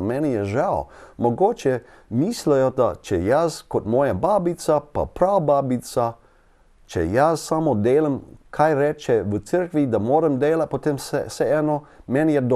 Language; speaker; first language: Slovenian; non-native, learner; English